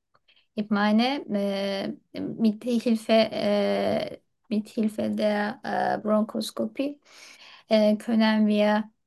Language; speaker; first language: German; non-native, learner; Turkish